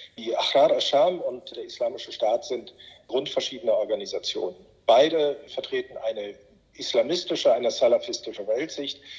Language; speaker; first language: German; native; German